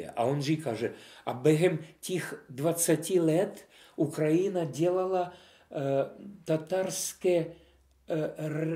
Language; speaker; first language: Czech; non-native, fluent; Russian